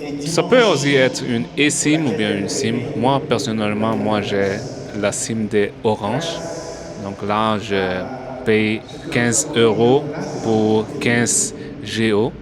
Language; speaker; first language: French; early bilingual, heritage; French